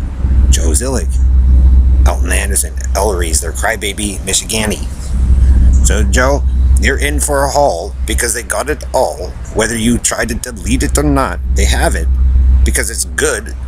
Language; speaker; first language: English; native; English